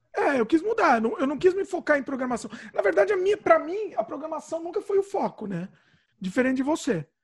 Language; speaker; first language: Portuguese; native; Portuguese